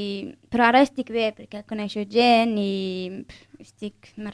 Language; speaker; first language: Catalan; early bilingual, other home language; Arabic